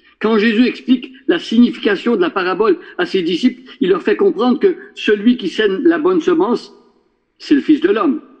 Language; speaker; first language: French; native; French